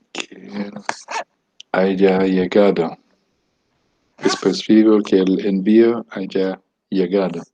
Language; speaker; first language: Spanish; non-native, learner; English